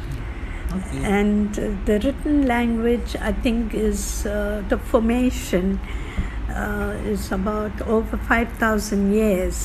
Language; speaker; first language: English; non-native, local second language; Tamil